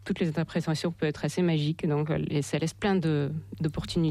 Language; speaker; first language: French; non-native, fluent; Russian